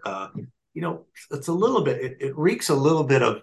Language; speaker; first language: English; native; English